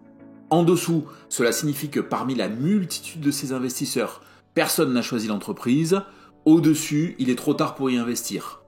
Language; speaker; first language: French; native; French